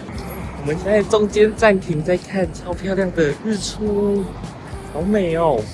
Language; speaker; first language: Chinese; native; Chinese